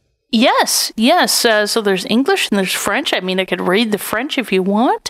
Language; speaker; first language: English; native; English